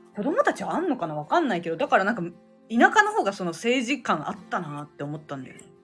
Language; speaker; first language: Japanese; native; Japanese